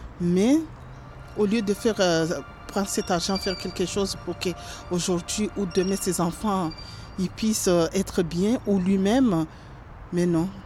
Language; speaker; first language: French; non-native, local second language; Ngazidja Comorian